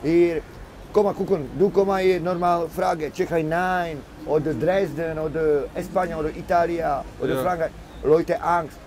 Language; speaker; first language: German; non-native, learner; Czech